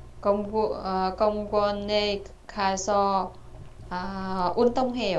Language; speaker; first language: Korean; non-native, learner; Vietnamese